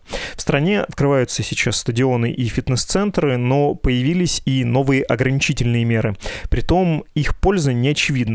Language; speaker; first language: Russian; native; Russian